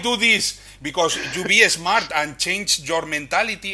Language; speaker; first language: English; non-native, learner; Spanish